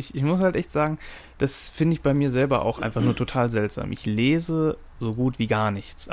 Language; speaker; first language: German; native; German